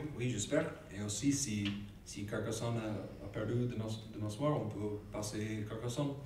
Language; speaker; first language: French; non-native, learner; English